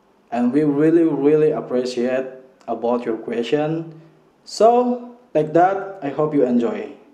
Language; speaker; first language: English; non-native, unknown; Indonesian